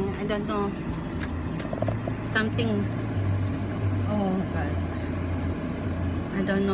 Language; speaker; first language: English; non-native, local second language; Filipino